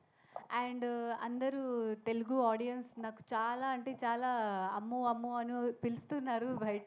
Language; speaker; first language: Telugu; non-native, learner; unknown